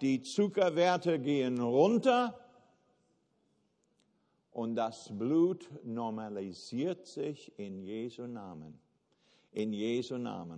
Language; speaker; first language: German; non-native, fluent; English